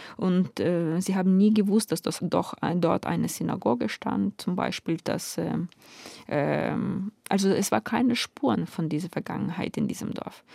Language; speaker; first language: German; non-native, fluent; Ukrainian